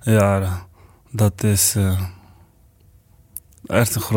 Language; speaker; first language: Dutch; non-native, learner; Portuguese